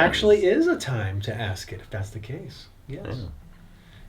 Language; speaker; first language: English; native; English